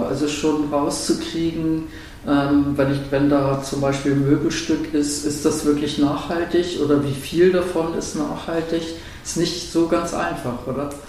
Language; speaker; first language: German; native; German